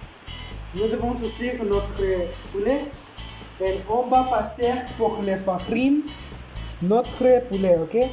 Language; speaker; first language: French; non-native, learner; Spanish